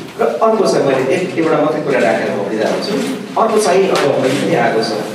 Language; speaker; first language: Nepali; non-native, local second language; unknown